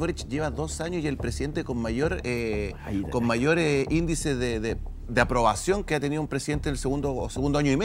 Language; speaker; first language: Spanish; native; Spanish